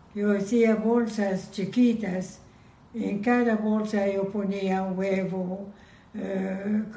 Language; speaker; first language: Spanish; non-native, learner; Persian